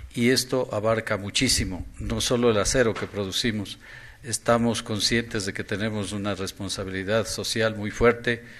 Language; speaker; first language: Spanish; native; Spanish